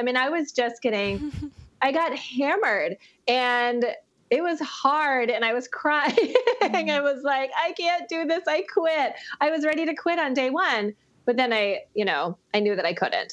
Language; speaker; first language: English; native; English